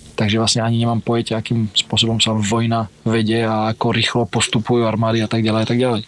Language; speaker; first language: Slovak; early bilingual, other home language; Ukrainian